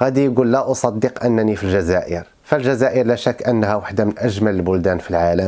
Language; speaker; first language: Arabic; native; Arabic